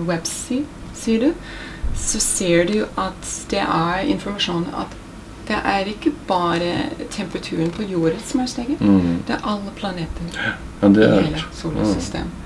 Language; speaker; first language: Norwegian; non-native, fluent; English